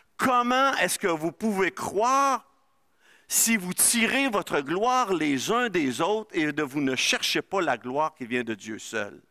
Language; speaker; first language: French; native; French